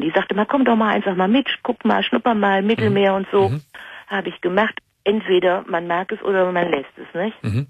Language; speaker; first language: German; native; German